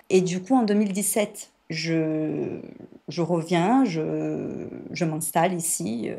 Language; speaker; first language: French; non-native, fluent; Portuguese